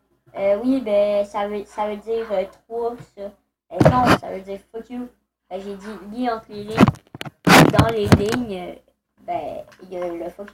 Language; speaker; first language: French; native; French